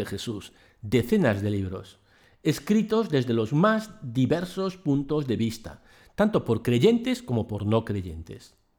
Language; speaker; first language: Spanish; native; Spanish